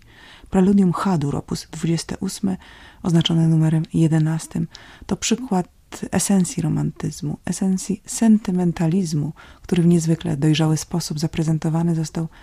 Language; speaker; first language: Polish; native; Polish